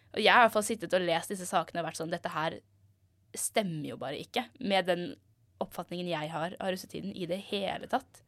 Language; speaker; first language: Norwegian; native; Norwegian